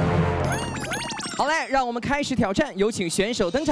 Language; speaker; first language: Chinese; native; Chinese